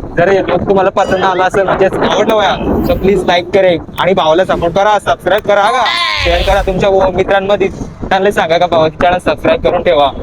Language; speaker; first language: Marathi; non-native, local second language; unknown